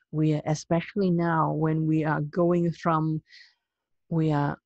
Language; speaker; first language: English; non-native, local second language; Cantonese